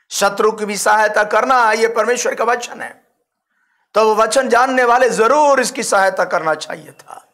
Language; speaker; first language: Hindi; non-native, local second language; Malayalam